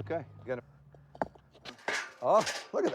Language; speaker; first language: English; native; English